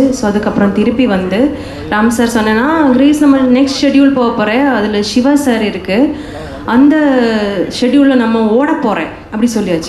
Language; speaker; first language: Tamil; non-native, learner; Malayalam